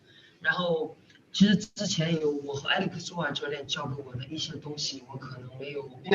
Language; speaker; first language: Chinese; native; Chinese